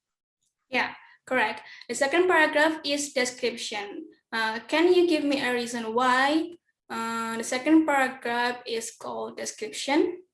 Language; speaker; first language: English; non-native, learner; Indonesian